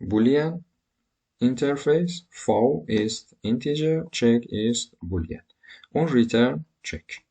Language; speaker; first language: German; non-native, learner; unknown